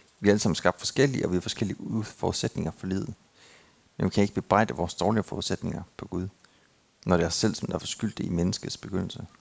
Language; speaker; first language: Danish; native; Danish